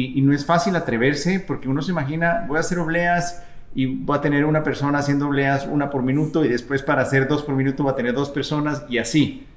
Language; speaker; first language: Spanish; native; Spanish